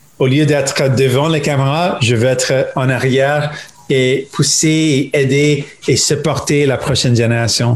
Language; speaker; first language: French; non-native, local second language; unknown